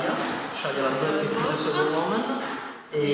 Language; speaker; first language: Italian; native; Italian